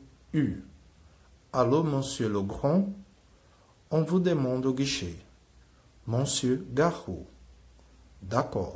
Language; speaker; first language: French; non-native, fluent; Portuguese